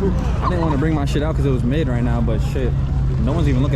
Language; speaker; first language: English; native; English